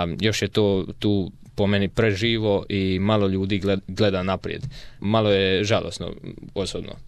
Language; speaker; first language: Croatian; native; Croatian